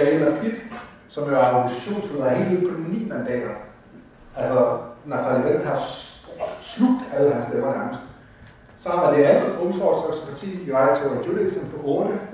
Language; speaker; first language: Danish; native; Danish